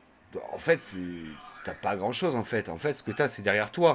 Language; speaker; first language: French; native; French